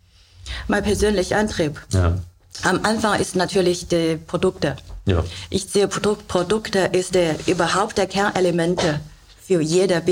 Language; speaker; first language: German; non-native, learner; Chinese